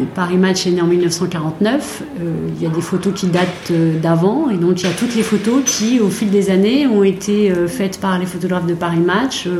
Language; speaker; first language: French; native; French